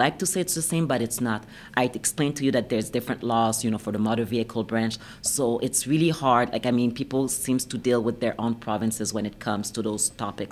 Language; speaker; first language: English; non-native, fluent; French